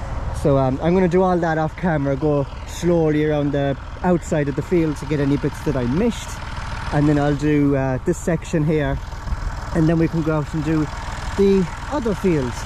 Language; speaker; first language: English; native; English